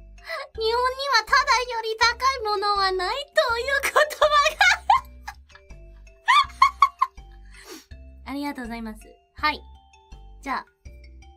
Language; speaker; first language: Japanese; non-native, fluent; English